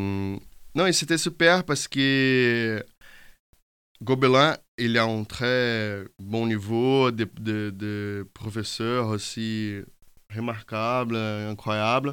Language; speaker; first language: French; non-native, fluent; Portuguese